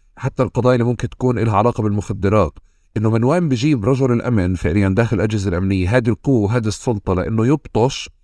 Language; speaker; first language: Arabic; native; Arabic